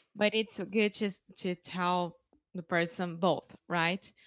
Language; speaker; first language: English; non-native, fluent; Portuguese